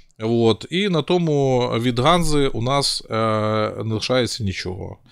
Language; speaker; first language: Ukrainian; non-native, local second language; Russian